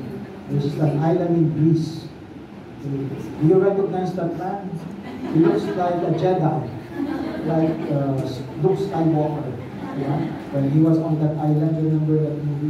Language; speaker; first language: English; non-native, local second language; Filipino